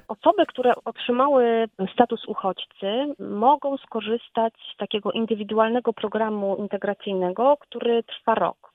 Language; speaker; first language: Polish; native; Polish